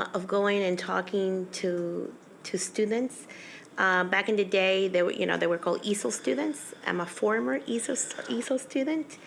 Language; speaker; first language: English; early bilingual, other home language; Spanish